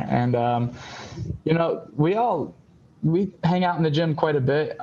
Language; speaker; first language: English; native; English